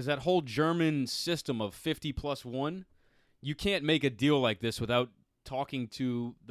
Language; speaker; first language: English; native; English